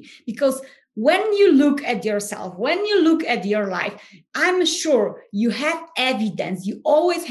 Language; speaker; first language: English; non-native, fluent; Polish